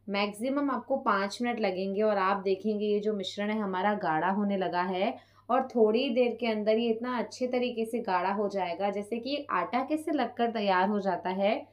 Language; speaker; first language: Hindi; non-native, local second language; Punjabi